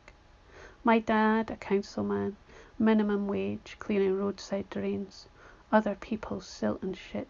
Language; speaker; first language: English; native; English